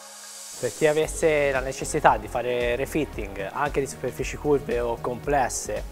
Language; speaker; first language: Italian; native; Italian